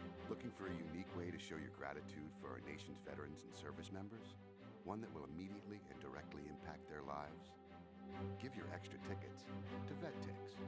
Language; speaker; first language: English; native; English